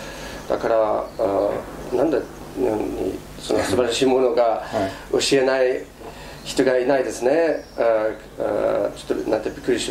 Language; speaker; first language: Japanese; non-native, fluent; German